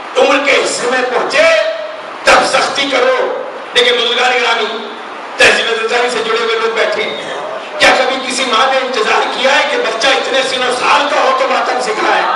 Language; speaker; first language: Urdu; native; Urdu